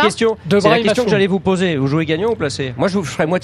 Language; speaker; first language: French; native; French